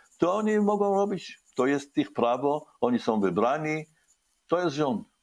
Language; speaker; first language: Polish; early bilingual, heritage; Hebrew